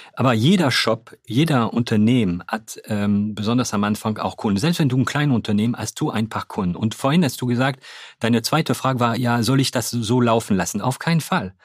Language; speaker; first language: German; non-native, fluent; French